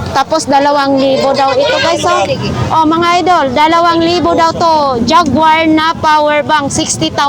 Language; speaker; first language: Filipino; non-native, local second language; Cebuano